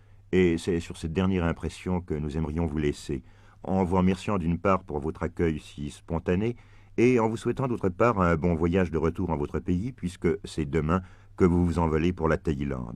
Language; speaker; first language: French; native; French